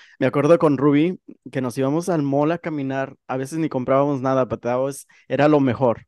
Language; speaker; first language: Spanish; early bilingual, heritage; Spanish